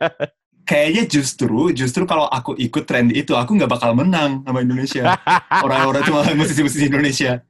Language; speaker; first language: Indonesian; non-native, fluent; Japanese